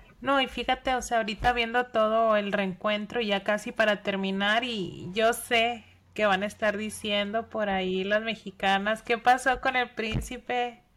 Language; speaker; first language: Spanish; native; Spanish